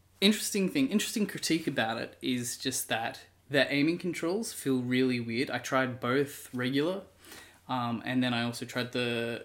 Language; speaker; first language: English; native; English